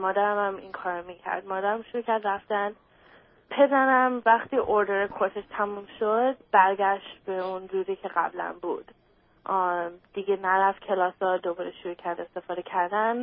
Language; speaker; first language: Persian; early bilingual, other home language; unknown